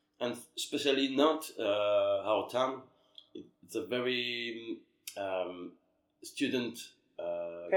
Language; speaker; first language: English; non-native, learner; French